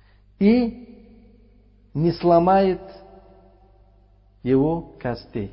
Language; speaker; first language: Russian; non-native, fluent; Uzbek